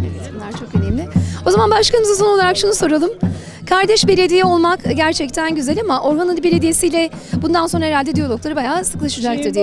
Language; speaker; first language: Turkish; native; Turkish